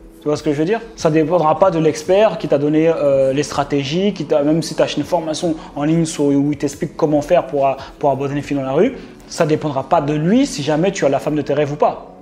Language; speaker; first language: French; native; French